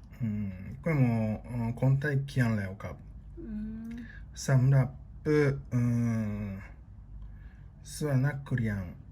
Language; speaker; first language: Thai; non-native, learner; Japanese